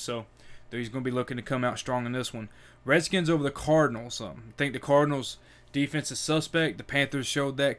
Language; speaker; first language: English; native; English